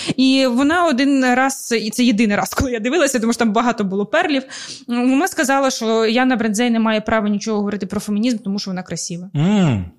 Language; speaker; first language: Ukrainian; non-native, local second language; Russian